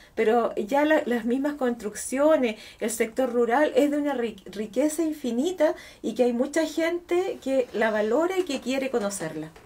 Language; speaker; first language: Spanish; native; Spanish